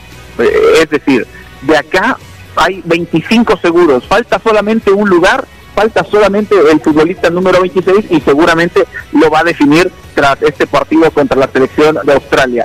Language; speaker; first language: Spanish; native; Spanish